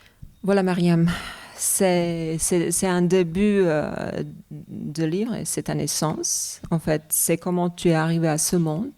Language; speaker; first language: French; non-native, fluent; Bosnian